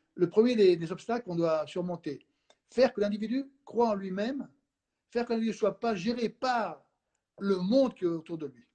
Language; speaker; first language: French; non-native, fluent; Spanish